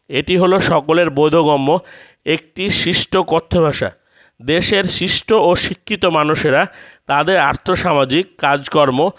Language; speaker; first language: Bangla; native; Bangla